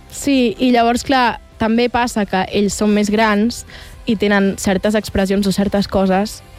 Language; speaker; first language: Catalan; native; Catalan